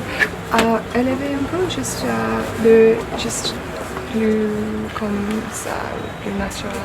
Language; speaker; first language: French; non-native, fluent; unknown